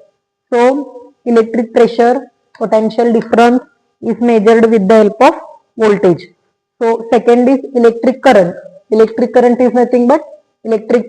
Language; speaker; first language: English; non-native, local second language; Marathi